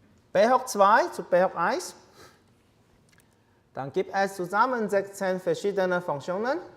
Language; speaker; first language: German; non-native, learner; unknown